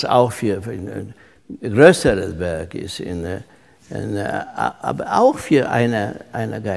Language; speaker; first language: German; non-native, fluent; Polish